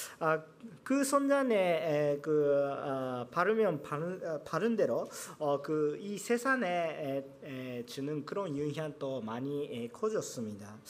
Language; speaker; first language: Korean; non-native, fluent; Japanese